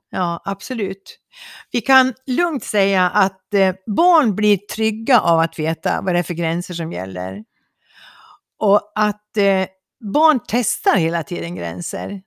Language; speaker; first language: Swedish; native; Swedish